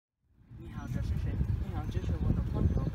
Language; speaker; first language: Chinese; non-native, learner; English